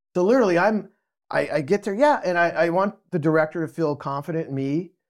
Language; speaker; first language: English; native; English